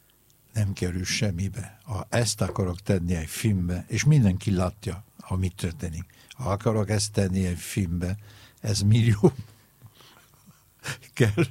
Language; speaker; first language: Hungarian; non-native, fluent; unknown